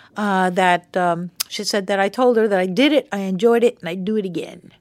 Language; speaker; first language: English; native; English